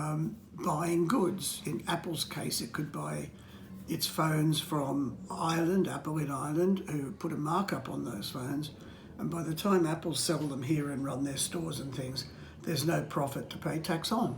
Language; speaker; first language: English; native; English